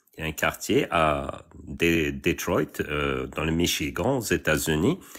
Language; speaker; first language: French; non-native, local second language; Arabic